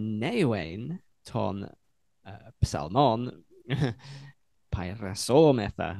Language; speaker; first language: Greek; non-native, learner; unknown